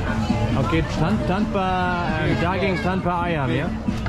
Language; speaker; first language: Indonesian; non-native, learner; German